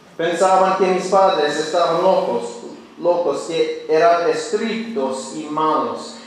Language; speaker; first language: Spanish; non-native, learner; English